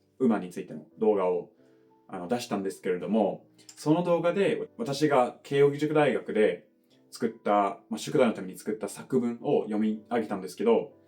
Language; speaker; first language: Japanese; non-native, fluent; English